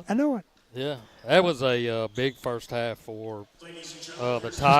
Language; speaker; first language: English; native; English